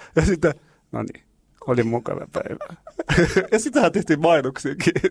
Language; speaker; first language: Finnish; non-native, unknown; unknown